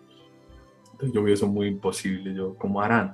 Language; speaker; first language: Spanish; native; Spanish